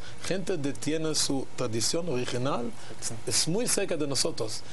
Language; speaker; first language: Spanish; non-native, learner; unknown